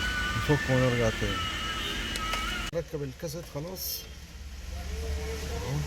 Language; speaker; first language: Arabic; native; Arabic